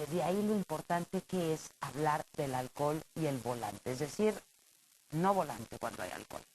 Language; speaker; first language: Spanish; native; Spanish